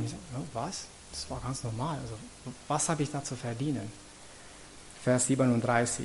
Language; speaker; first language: German; non-native, fluent; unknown